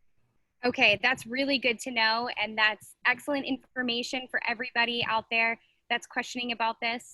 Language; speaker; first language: English; native; English